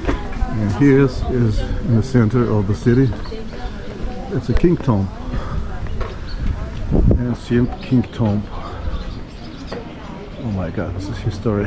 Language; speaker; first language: English; non-native, fluent; Turkish